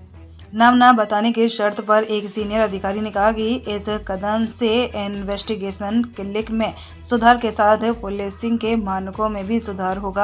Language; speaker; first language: Hindi; native; Hindi